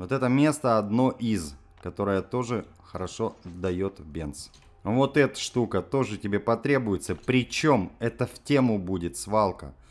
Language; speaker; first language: Russian; native; Russian